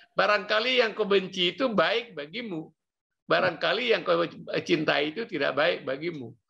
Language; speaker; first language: Indonesian; non-native, local second language; Achinese